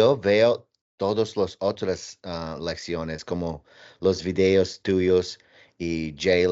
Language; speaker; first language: Spanish; non-native, learner; English